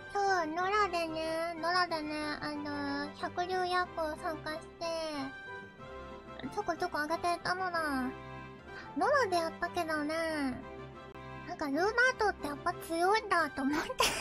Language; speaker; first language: Japanese; native; Japanese